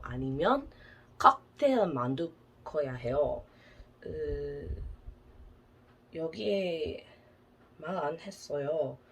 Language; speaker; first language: Korean; non-native, learner; English